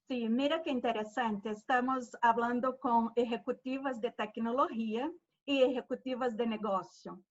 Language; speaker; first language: Spanish; non-native, fluent; Portuguese